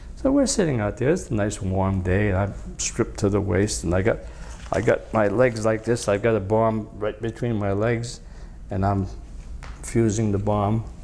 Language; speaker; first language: English; native; English